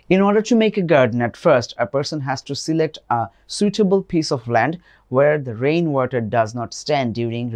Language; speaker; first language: English; non-native, local second language; Bangla